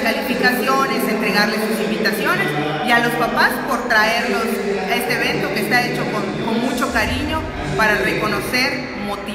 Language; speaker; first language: Spanish; native; Spanish